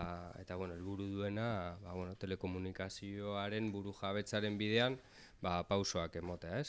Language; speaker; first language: Basque; native; Basque